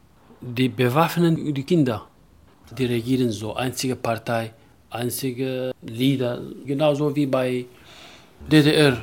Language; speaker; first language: German; non-native, local second language; Kurdish